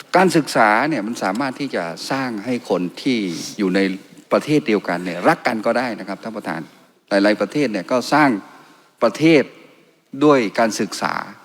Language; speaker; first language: Thai; non-native, local second language; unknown